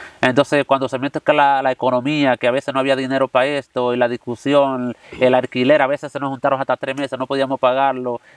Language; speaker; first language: Spanish; native; Spanish